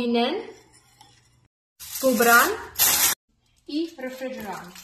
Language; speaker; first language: Spanish; non-native, learner; English